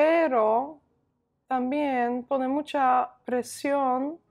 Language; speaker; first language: Spanish; non-native, fluent; Polish